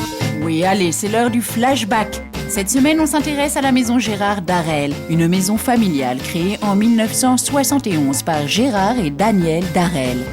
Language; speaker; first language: French; native; French